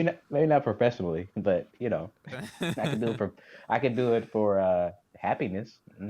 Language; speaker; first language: English; native; English